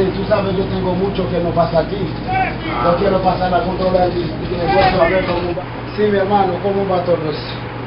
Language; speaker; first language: Spanish; non-native, fluent; Haitian Creole